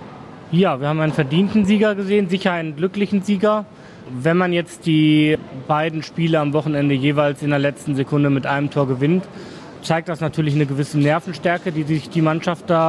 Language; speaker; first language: German; native; German